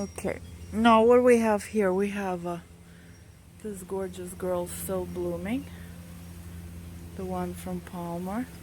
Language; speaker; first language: English; non-native, fluent; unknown